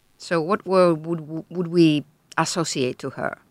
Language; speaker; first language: English; non-native, fluent; Italian